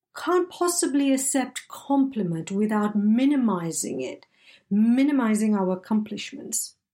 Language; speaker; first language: English; native; English